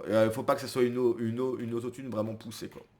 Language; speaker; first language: French; native; French